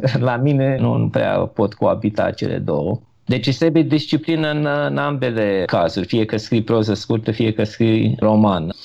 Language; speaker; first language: Romanian; native; Romanian